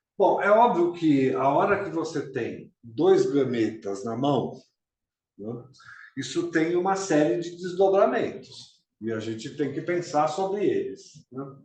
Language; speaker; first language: Portuguese; native; Portuguese